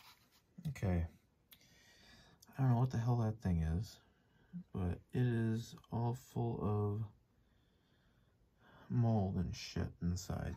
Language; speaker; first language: English; native; English